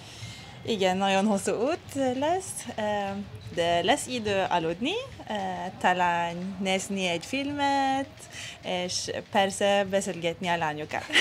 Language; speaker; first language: Hungarian; non-native, learner; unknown